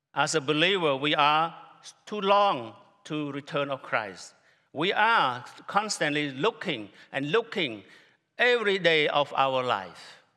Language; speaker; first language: English; non-native, fluent; Khmer